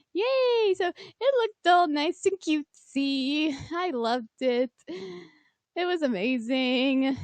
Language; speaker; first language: English; native; English